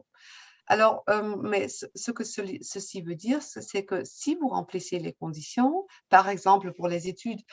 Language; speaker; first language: French; non-native, fluent; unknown